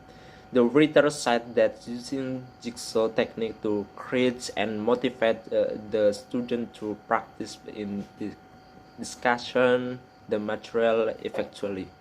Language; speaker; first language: English; non-native, learner; Indonesian